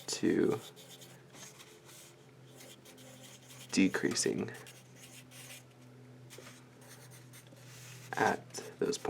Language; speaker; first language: English; native; English